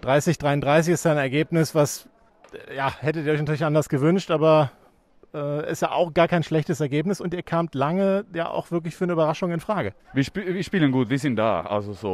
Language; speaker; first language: German; native; German